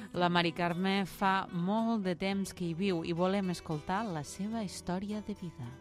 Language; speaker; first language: Catalan; native; Catalan